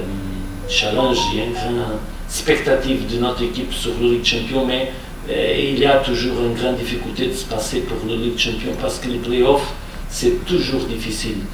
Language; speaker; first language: French; non-native, fluent; Portuguese